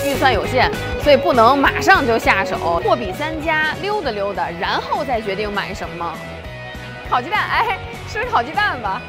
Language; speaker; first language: Chinese; native; Chinese